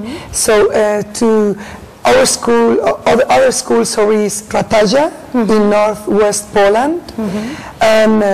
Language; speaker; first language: English; non-native, learner; Spanish